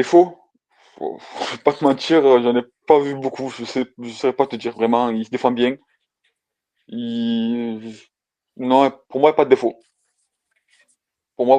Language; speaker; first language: French; native; French